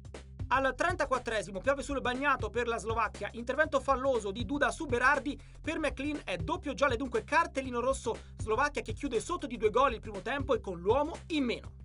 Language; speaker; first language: Italian; native; Italian